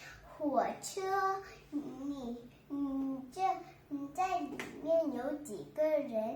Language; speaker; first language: Chinese; non-native, learner; Vietnamese